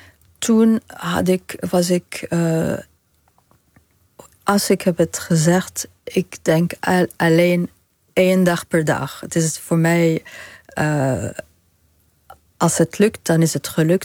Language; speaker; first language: Dutch; non-native, fluent; Arabic